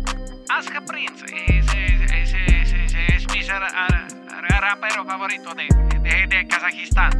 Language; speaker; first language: Spanish; non-native, learner; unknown